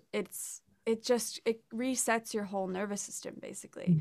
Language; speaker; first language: English; native; English